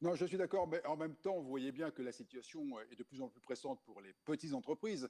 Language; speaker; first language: French; native; French